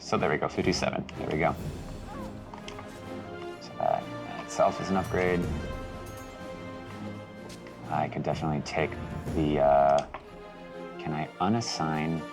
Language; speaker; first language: English; native; English